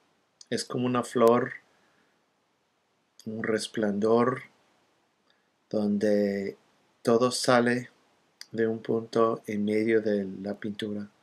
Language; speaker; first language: Spanish; non-native, fluent; English